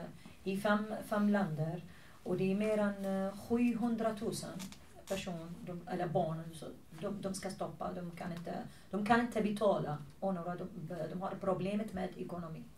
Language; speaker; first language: Swedish; non-native, fluent; Arabic